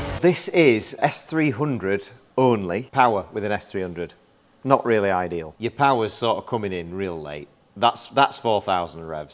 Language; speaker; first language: English; native; English